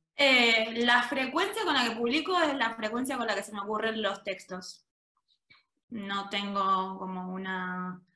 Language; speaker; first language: Spanish; native; Spanish